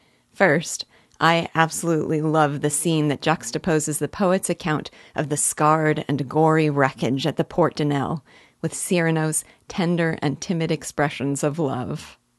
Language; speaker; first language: English; native; English